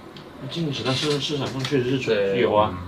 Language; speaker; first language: Chinese; native; Chinese